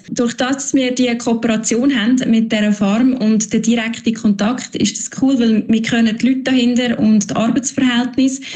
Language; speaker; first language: German; native; German